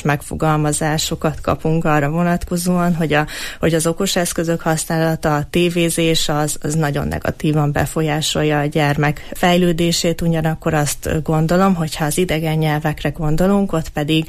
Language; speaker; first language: Hungarian; native; Hungarian